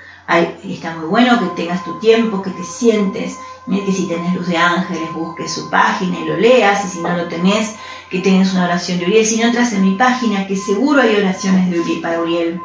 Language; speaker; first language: Spanish; native; Spanish